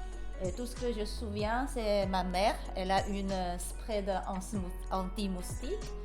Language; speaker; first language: French; non-native, learner; Chinese